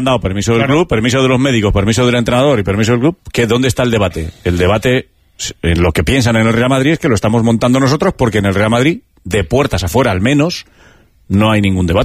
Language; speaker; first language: Spanish; native; Spanish